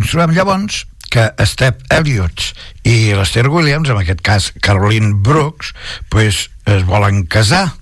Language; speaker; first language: Catalan; non-native, local second language; Spanish